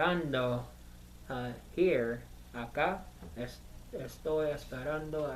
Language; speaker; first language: Spanish; non-native, learner; English